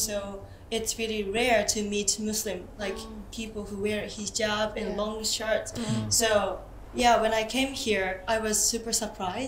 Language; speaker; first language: English; non-native, learner; Japanese